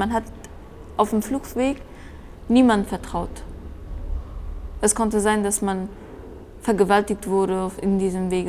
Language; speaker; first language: German; early bilingual, other home language; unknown